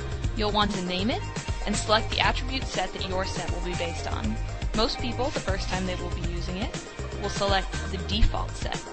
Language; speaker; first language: English; native; English